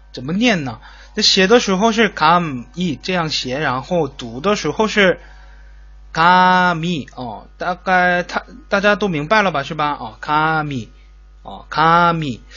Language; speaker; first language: Chinese; non-native, fluent; Korean